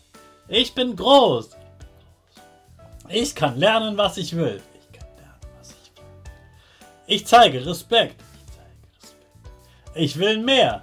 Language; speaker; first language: German; native; German